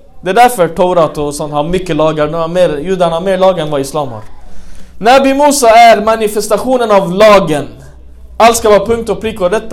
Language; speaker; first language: Swedish; non-native, fluent; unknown